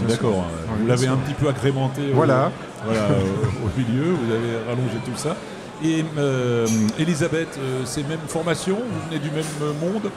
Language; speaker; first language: French; native; French